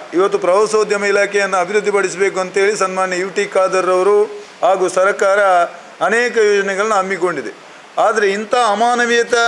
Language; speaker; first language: Kannada; non-native, local second language; Tulu